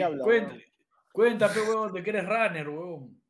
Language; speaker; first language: Spanish; native; Spanish